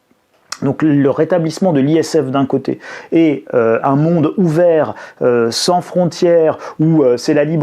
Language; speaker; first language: French; native; French